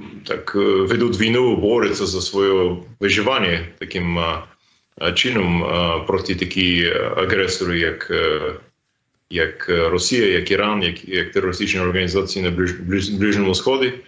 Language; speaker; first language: Ukrainian; non-native, fluent; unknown